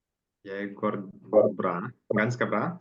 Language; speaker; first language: Norwegian; non-native, learner; Lithuanian